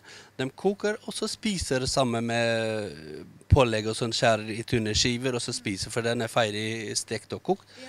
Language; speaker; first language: Norwegian; non-native, learner; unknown